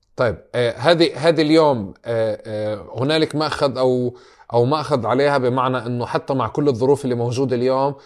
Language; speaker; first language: Arabic; native; Arabic